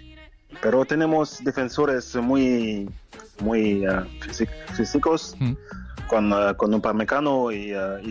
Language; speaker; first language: Spanish; non-native, fluent; French